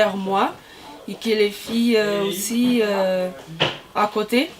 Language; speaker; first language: French; non-native, fluent; Portuguese